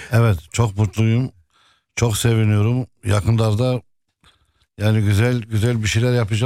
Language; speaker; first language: Turkish; early bilingual, heritage; Arabic